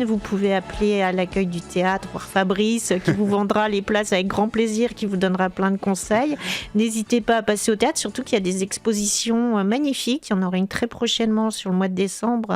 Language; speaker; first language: French; native; French